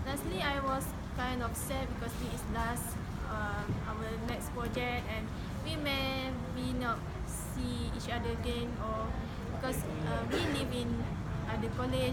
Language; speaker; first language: English; non-native, local second language; Malay